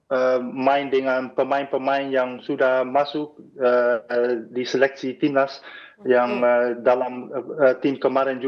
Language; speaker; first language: Indonesian; non-native, fluent; Dutch